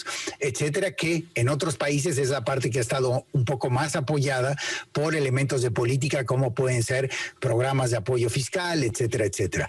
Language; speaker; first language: Spanish; native; Spanish